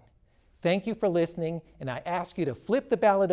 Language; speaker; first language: English; native; English